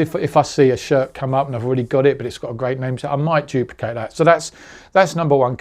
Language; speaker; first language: English; native; English